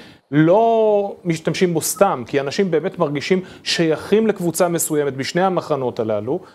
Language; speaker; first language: Hebrew; native; Hebrew